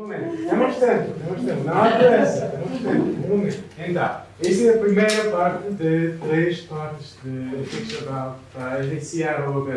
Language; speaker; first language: Portuguese; non-native, learner; English